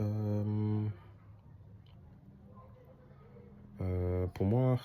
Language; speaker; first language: French; non-native, learner; English